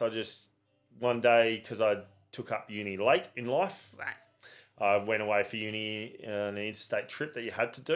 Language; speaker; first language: English; native; English